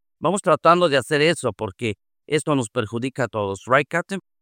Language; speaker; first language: Spanish; native; Spanish